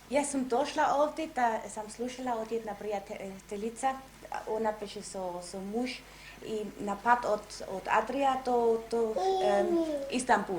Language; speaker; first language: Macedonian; non-native, learner; Slovenian